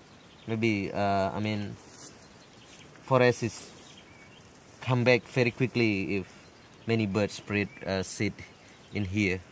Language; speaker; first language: English; non-native, learner; Indonesian